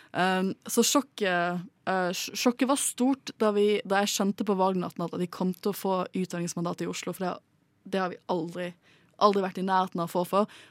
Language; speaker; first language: Norwegian; native; Norwegian